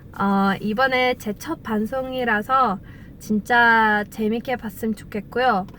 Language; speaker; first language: Korean; non-native, fluent; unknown